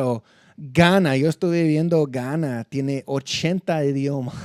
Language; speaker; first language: Spanish; non-native, fluent; English